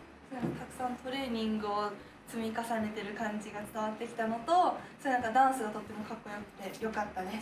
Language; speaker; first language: Japanese; native; Japanese